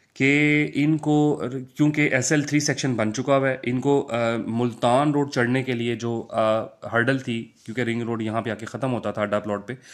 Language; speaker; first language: Urdu; non-native, local second language; Punjabi